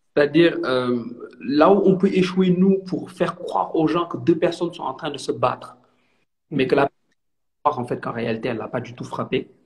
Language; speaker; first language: French; non-native, local second language; Wolof